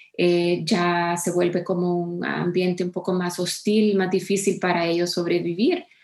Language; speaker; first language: Spanish; early bilingual, heritage; Spanish